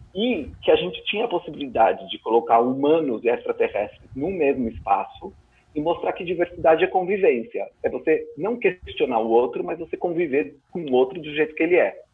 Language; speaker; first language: Portuguese; native; Portuguese